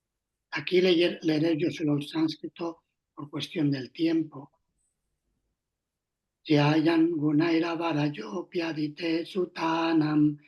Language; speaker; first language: Spanish; native; Spanish